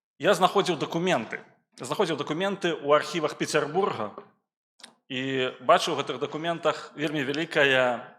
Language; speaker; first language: Belarusian; native; Belarusian